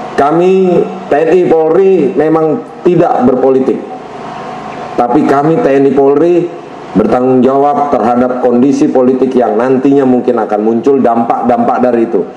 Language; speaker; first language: Indonesian; native; Indonesian